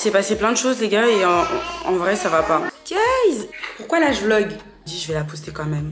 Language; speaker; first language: French; native; French